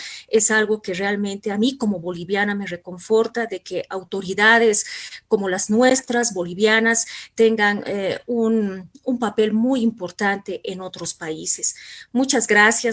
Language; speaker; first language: Spanish; native; Spanish